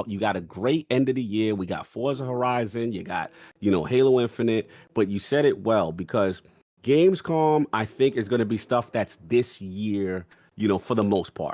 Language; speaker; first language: English; native; English